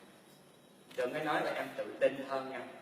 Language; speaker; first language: Vietnamese; early bilingual, heritage; Vietnamese